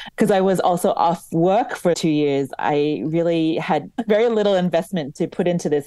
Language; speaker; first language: English; native; English